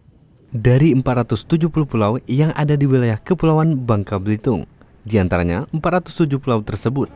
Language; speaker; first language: Indonesian; native; Indonesian